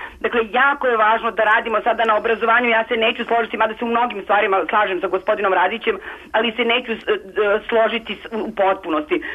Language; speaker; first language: Serbian; native; Serbian